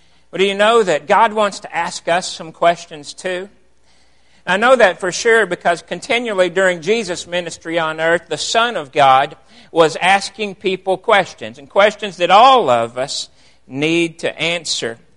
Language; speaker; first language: English; native; English